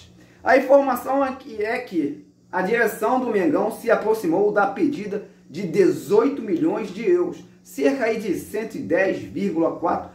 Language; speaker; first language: Portuguese; native; Portuguese